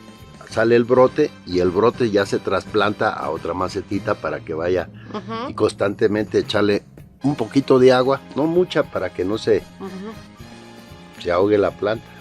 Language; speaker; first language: Spanish; native; Spanish